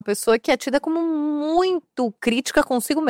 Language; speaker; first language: Portuguese; native; Portuguese